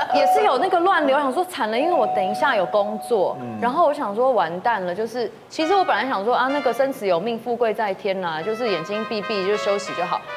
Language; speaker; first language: Chinese; native; Chinese